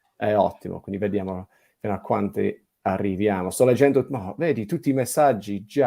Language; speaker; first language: Italian; non-native, fluent; English